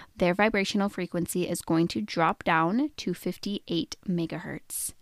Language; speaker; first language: English; native; English